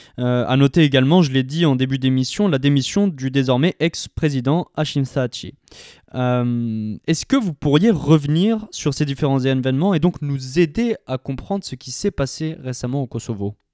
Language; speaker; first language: French; native; French